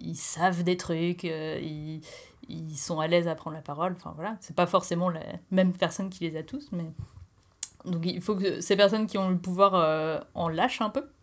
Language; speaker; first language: French; native; French